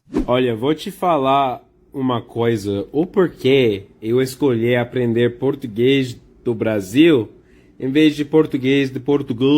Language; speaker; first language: Portuguese; non-native, learner; English